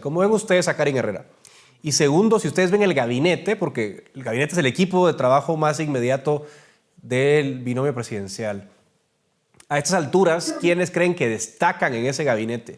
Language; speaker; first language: Spanish; native; Spanish